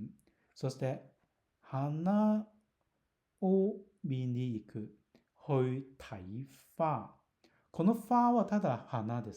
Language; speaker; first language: Japanese; non-native, fluent; Cantonese